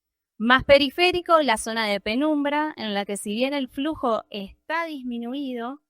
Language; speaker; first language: Spanish; native; Spanish